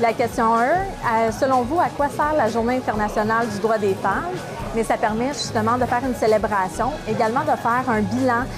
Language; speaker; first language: French; native; French